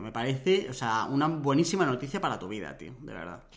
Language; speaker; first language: Spanish; native; Spanish